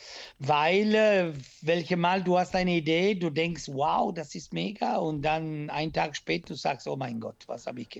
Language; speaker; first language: German; non-native, fluent; Italian